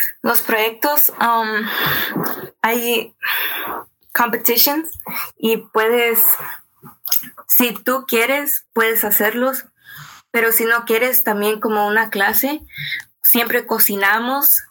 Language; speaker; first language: Spanish; early bilingual, heritage; Spanish